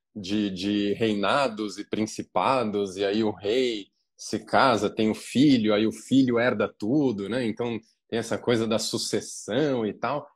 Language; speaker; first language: Portuguese; native; Portuguese